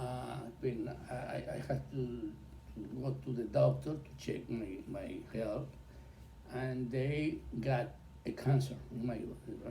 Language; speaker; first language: English; non-native, learner; Spanish